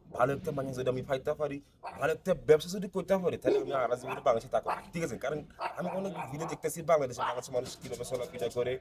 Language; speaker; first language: Bangla; non-native, learner; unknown